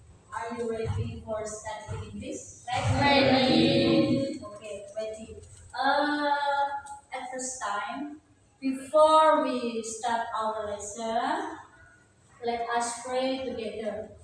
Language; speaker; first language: English; non-native, learner; Indonesian